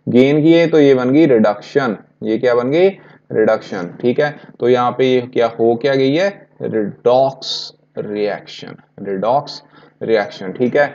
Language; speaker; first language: Hindi; non-native, local second language; Punjabi